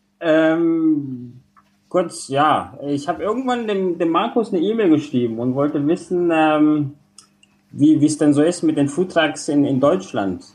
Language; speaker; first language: German; non-native, fluent; Spanish